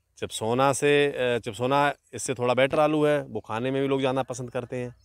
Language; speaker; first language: Hindi; native; Hindi